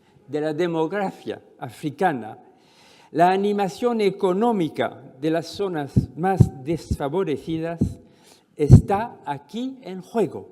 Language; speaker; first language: Spanish; non-native, fluent; French